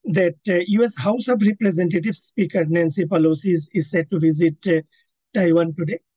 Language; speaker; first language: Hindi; non-native, local second language; Assamese